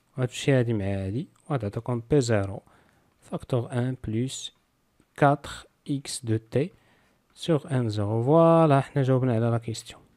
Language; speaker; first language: French; non-native, local second language; Arabic